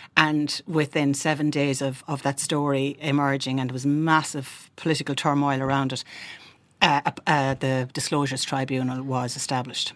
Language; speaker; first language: English; native; English